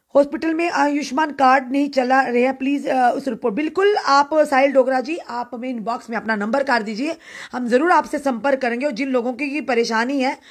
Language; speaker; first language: Hindi; native; Hindi